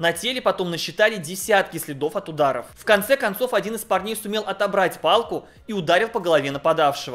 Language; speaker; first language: Russian; native; Russian